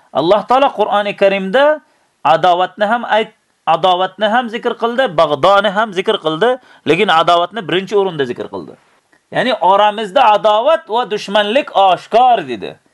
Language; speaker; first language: Uzbek; native; Uzbek